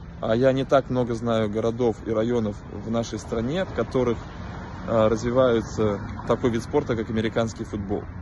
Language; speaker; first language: Russian; native; Russian